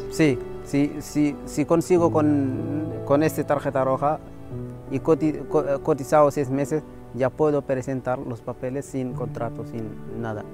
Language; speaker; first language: Spanish; non-native, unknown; Wolof